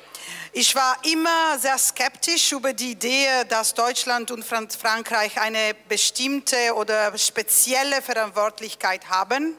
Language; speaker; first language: German; non-native, fluent; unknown